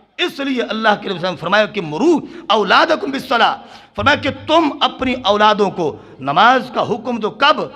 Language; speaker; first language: Urdu; non-native, local second language; Punjabi